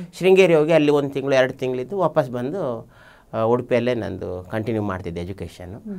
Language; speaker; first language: Kannada; native; Kannada